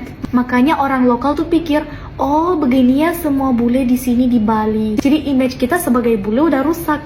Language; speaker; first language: Indonesian; non-native, fluent; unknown